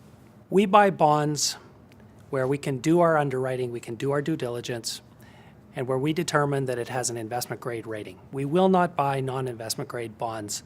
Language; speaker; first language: English; native; English